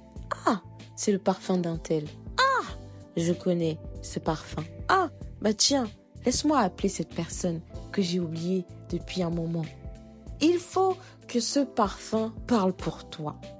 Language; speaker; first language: French; native; French